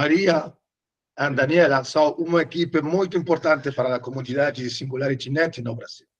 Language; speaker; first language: Portuguese; non-native, learner; Spanish